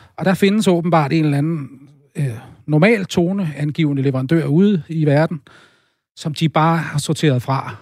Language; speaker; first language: Danish; native; Danish